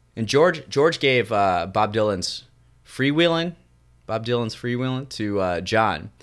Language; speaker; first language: English; native; English